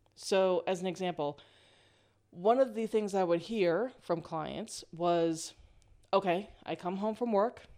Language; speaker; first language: English; native; English